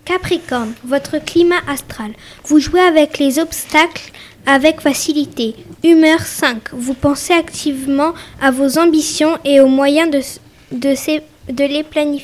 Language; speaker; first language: French; native; French